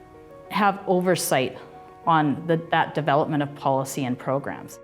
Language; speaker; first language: English; native; English